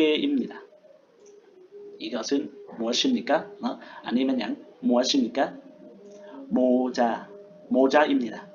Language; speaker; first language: Korean; non-native, fluent; Lao